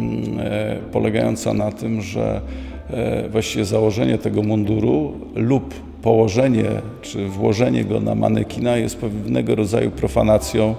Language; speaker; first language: Polish; native; Polish